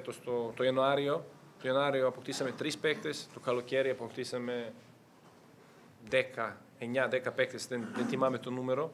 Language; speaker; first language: Greek; non-native, fluent; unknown